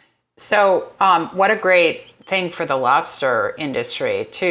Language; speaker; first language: English; native; English